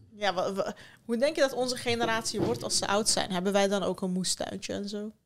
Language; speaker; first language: Dutch; early bilingual, other home language; Turkish